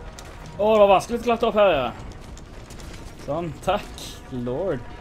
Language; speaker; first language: Norwegian; native; Norwegian